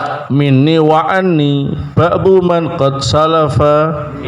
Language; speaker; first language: Arabic; non-native, fluent; Indonesian